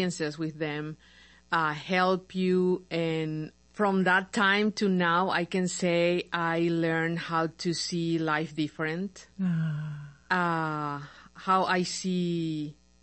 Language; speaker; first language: English; non-native, fluent; Spanish